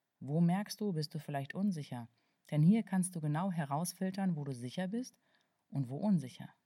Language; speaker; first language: German; native; German